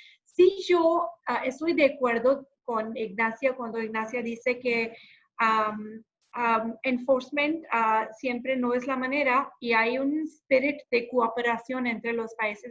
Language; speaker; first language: Spanish; non-native, fluent; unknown